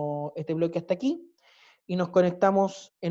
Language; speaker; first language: Spanish; native; Spanish